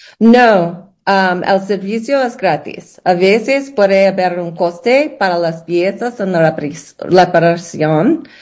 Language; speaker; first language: Spanish; non-native, learner; English